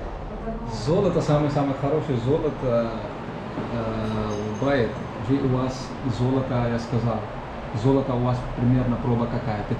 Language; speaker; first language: Russian; non-native, learner; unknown